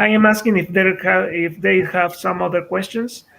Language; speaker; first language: English; non-native, fluent; Spanish